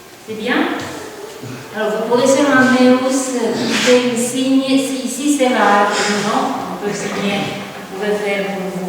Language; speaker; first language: French; non-native, fluent; Italian